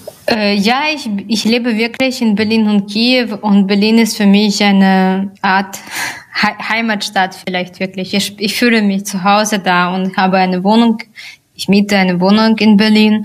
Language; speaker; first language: German; non-native, fluent; Russian